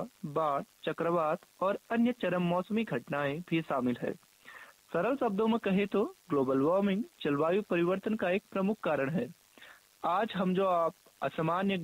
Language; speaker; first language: Hindi; native; Hindi